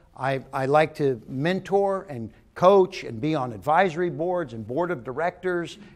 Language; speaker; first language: English; native; English